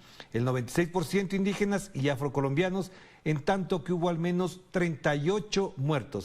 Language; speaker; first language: Spanish; native; Spanish